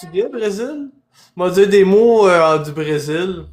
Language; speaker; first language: French; native; French